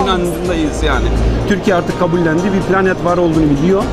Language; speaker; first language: Turkish; early bilingual, heritage; Turkish